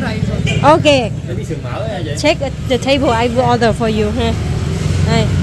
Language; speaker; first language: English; non-native, learner; Vietnamese